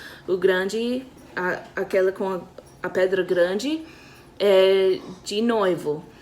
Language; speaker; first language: Portuguese; non-native, fluent; English